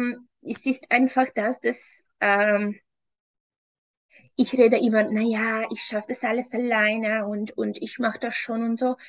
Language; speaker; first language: German; non-native, fluent; Hungarian